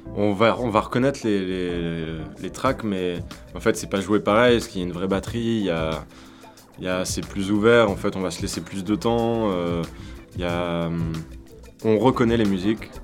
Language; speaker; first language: French; native; French